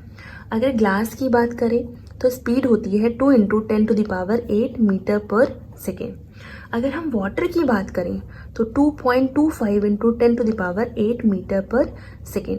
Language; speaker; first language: Hindi; native; Hindi